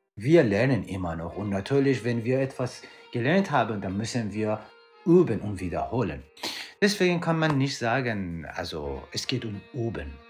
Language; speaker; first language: German; non-native, learner; Persian